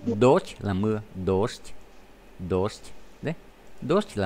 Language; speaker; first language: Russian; non-native, fluent; Vietnamese